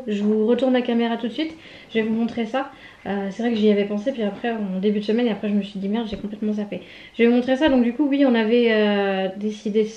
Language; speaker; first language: French; native; French